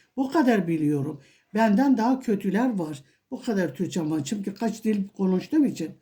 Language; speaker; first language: Turkish; non-native, local second language; Kurdish